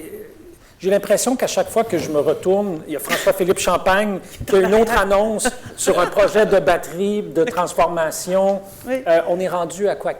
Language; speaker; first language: French; native; French